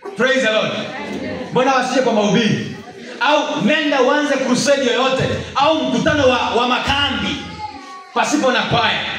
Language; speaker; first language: Swahili; non-native, local second language; Gusii